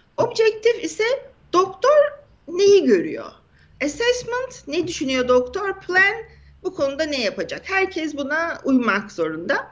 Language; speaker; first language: Turkish; native; Turkish